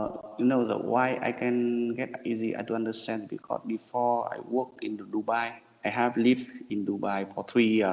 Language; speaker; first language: English; non-native, learner; Vietnamese